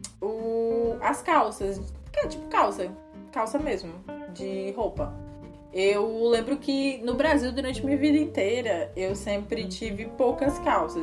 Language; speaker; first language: Portuguese; native; Portuguese